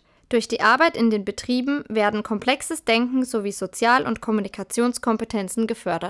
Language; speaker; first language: German; native; German